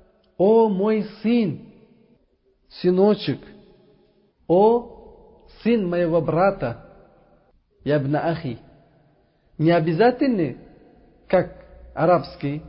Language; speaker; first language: Russian; non-native, learner; Uzbek